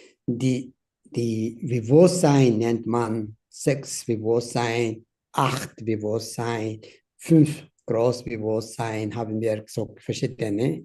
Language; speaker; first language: German; non-native, learner; Tibetan